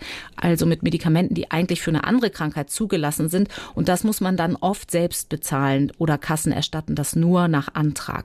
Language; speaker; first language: German; native; German